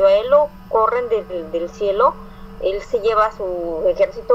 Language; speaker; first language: Spanish; native; Spanish